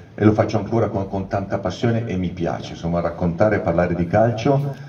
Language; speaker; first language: Italian; native; Italian